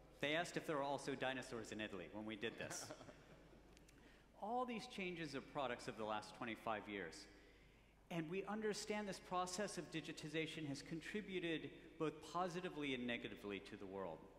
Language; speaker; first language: English; native; English